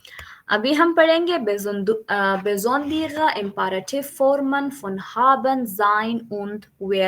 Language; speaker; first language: German; non-native, fluent; Urdu